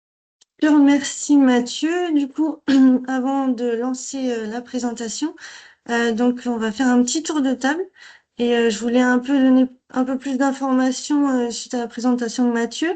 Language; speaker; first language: French; native; French